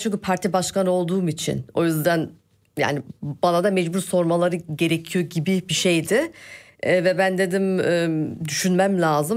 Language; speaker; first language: Turkish; early bilingual, heritage; Turkish